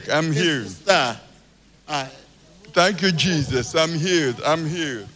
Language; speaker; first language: English; non-native, local second language; Igbo